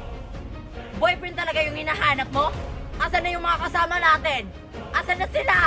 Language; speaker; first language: Filipino; native; Filipino